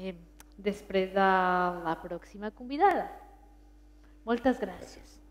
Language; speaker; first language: Catalan; non-native, fluent; Spanish